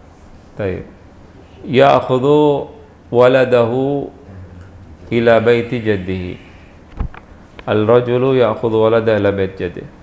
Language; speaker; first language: Arabic; non-native, fluent; Indonesian